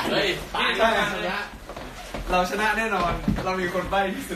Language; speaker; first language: Chinese; non-native, learner; Thai